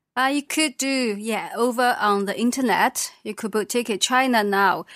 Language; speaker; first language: English; non-native, fluent; Chinese